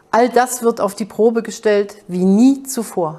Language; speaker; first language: German; native; German